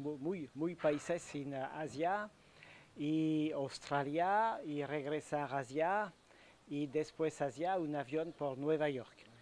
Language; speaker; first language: Spanish; non-native, learner; French